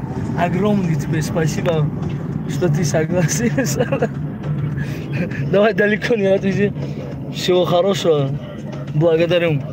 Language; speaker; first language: Russian; non-native, local second language; Tajik